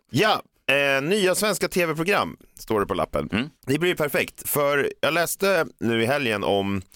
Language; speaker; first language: Swedish; native; Swedish